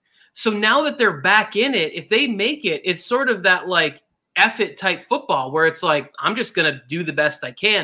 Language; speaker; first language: English; native; English